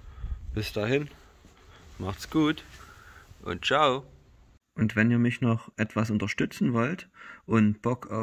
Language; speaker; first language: German; native; German